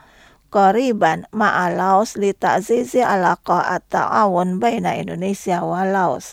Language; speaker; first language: Arabic; non-native, fluent; Indonesian